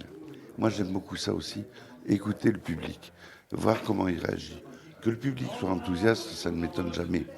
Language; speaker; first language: French; native; French